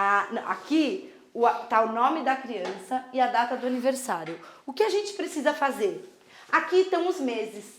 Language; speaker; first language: Portuguese; native; Portuguese